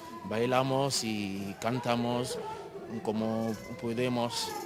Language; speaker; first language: Spanish; non-native, learner; Yoruba